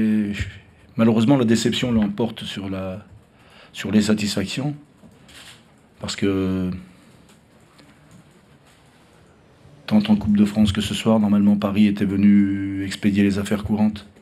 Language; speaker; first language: French; native; French